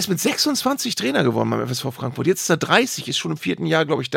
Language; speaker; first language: German; native; German